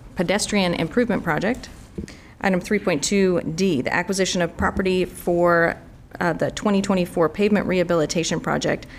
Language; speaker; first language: English; native; English